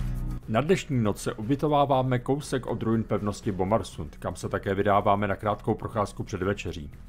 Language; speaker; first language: Czech; native; Czech